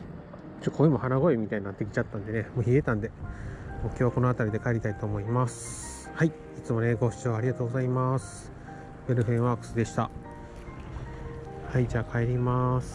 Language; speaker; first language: Japanese; native; Japanese